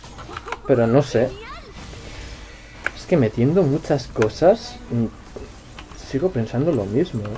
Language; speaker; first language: Spanish; native; Spanish